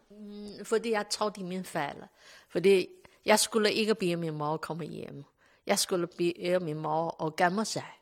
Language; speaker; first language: Danish; non-native, learner; Chinese